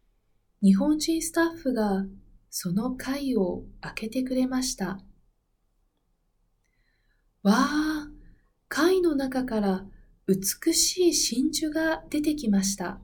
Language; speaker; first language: Japanese; non-native, learner; Spanish